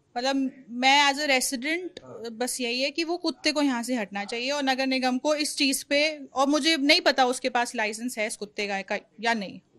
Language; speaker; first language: Hindi; native; Hindi